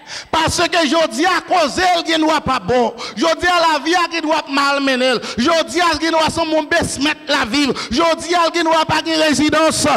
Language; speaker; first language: French; native; French